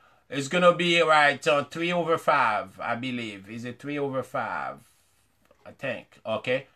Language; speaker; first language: English; non-native, fluent; Haitian Creole